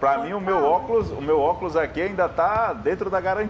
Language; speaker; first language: Portuguese; native; Portuguese